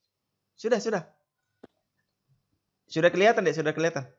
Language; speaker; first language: Indonesian; native; Indonesian